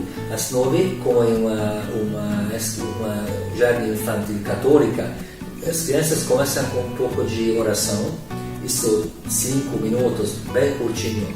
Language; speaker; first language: Portuguese; non-native, learner; Hungarian